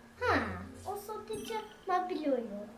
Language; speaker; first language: Turkish; early bilingual, heritage; German